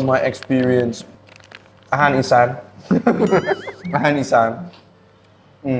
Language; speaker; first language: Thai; non-native, learner; English